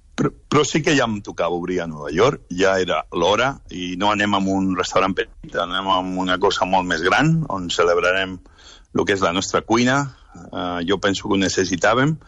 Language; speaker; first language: Catalan; non-native, local second language; Spanish